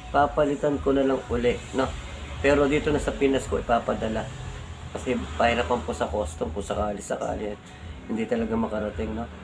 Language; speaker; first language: Filipino; native; Filipino